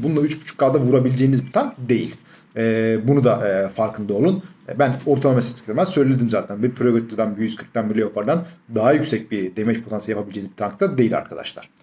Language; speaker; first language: Turkish; native; Turkish